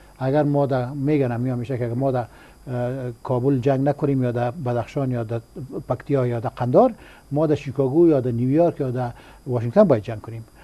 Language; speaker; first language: Persian; native; Persian